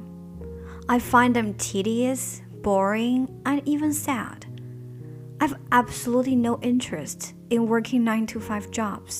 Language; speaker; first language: English; non-native, fluent; Chinese